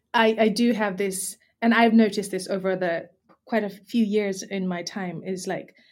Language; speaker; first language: English; non-native, local second language; Nepali